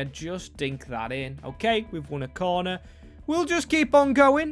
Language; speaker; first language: English; native; English